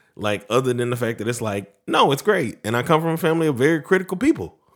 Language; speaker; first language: English; native; English